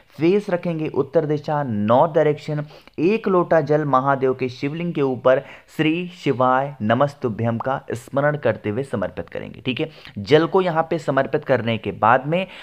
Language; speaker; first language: Hindi; native; Hindi